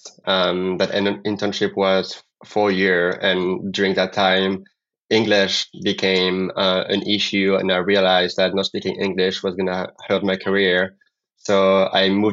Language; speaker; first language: English; non-native, fluent; French